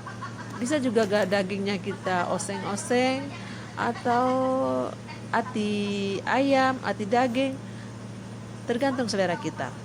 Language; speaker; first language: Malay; non-native, local second language; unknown